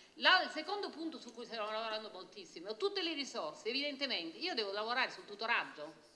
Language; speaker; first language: Italian; native; Italian